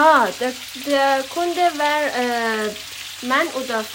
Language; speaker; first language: German; non-native, learner; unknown